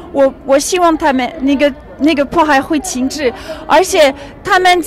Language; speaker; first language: Chinese; non-native, fluent; French